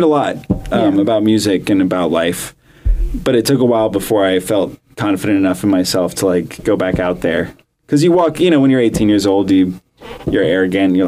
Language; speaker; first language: English; native; English